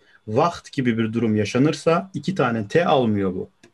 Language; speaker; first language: Turkish; native; Turkish